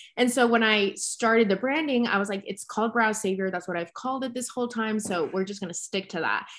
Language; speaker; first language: English; early bilingual, other home language; Spanish